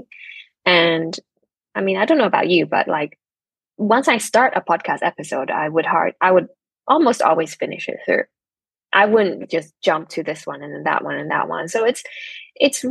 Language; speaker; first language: English; non-native, local second language; Cantonese